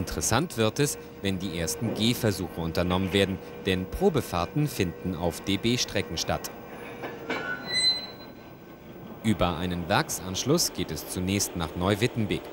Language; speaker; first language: German; native; German